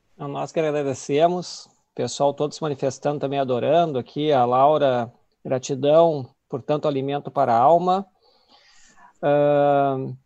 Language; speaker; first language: Portuguese; native; Portuguese